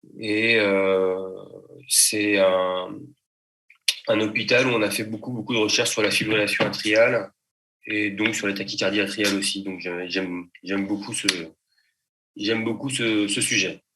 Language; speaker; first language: French; native; French